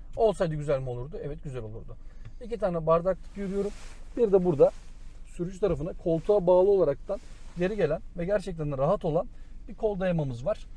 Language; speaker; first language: Turkish; native; Turkish